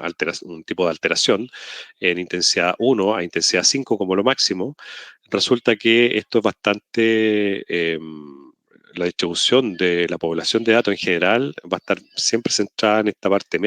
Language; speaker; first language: Spanish; native; Spanish